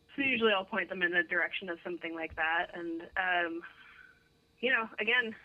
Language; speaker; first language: English; native; English